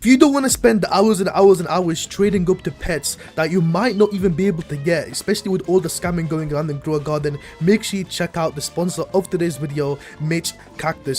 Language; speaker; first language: English; native; English